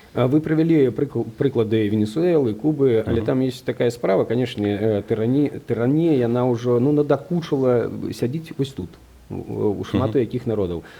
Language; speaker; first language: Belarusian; non-native, local second language; Russian